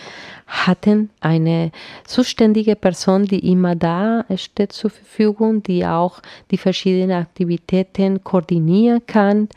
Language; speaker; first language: German; non-native, fluent; Spanish